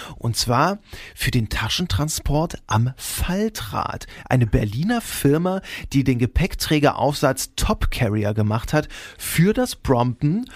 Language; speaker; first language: German; native; German